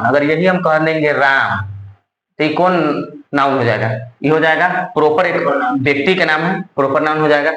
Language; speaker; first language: Hindi; non-native, local second language; Bhojpuri